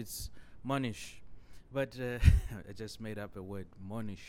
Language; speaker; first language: English; non-native, local second language; Shona